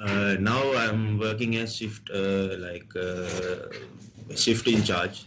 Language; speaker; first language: English; non-native, local second language; Sinhala